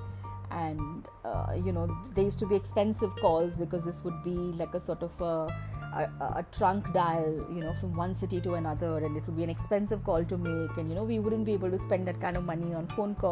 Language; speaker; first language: English; non-native, local second language; Malayalam